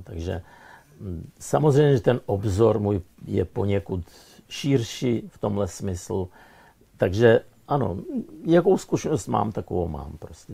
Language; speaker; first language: Czech; non-native, fluent; Russian